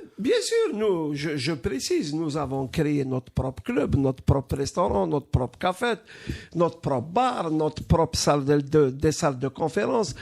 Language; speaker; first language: French; non-native, local second language; Arabic